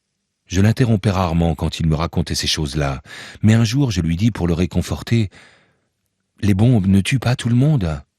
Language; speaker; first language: French; native; French